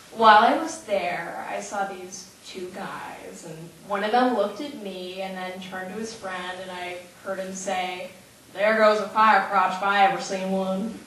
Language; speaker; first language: English; native; English